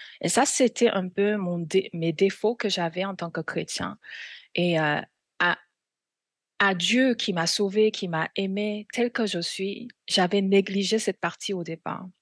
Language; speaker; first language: French; non-native, fluent; Korean